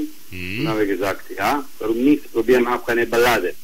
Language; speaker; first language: German; non-native, learner; Italian